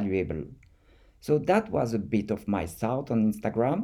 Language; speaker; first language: English; non-native, fluent; French